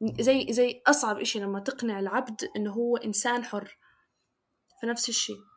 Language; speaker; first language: Arabic; native; Arabic